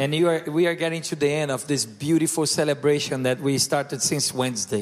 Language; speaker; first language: English; non-native, fluent; Portuguese